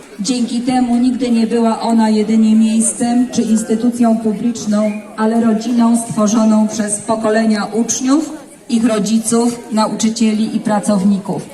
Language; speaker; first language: Polish; native; Polish